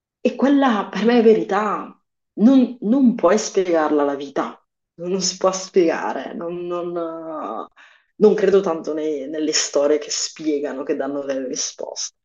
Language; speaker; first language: Italian; early bilingual, other home language; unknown